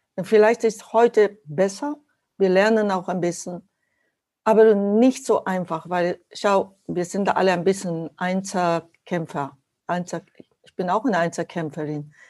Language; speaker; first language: German; non-native, fluent; Japanese